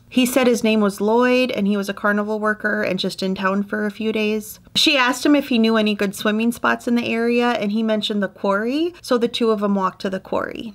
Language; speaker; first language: English; native; English